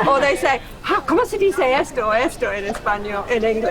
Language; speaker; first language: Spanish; non-native, learner; English